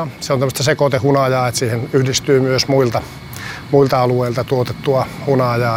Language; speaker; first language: Finnish; native; Finnish